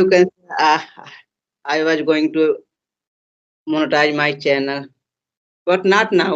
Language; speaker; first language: English; non-native, learner; Hindi